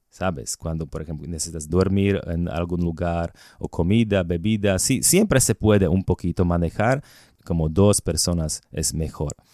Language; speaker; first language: Spanish; non-native, fluent; Slovak